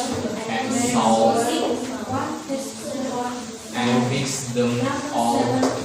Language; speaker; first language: English; non-native, learner; Indonesian